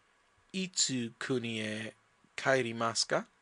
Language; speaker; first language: Japanese; non-native, learner; English